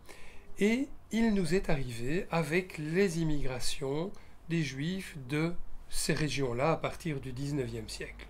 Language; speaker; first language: French; native; French